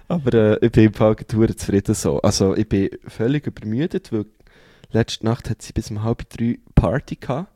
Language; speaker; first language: German; native; German